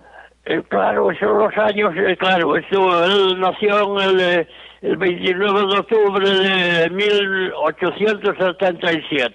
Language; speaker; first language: Spanish; non-native, local second language; Galician